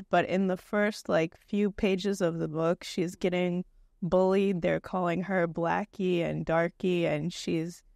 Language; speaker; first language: English; native; English